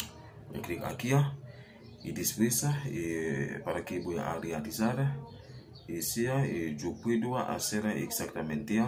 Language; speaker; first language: Spanish; non-native, learner; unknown